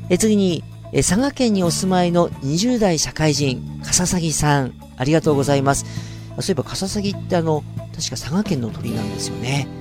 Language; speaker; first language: Japanese; native; Japanese